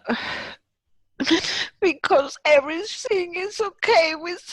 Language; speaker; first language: English; non-native, fluent; German